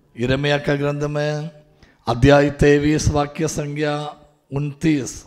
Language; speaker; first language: Hindi; non-native, local second language; Malayalam